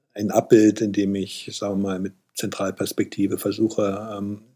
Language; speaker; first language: German; native; German